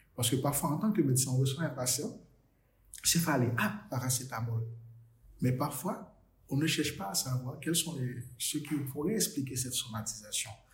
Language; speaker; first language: French; non-native, local second language; Haitian Creole